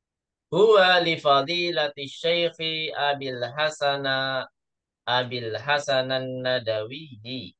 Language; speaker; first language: Arabic; non-native, fluent; Indonesian